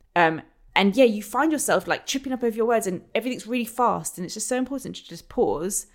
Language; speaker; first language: English; native; English